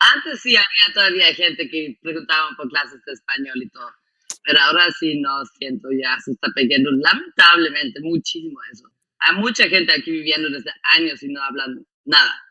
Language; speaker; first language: Spanish; non-native, fluent; German